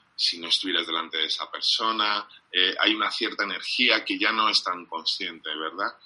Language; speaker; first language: Spanish; non-native, fluent; English